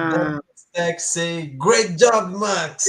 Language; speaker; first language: English; non-native, learner; Portuguese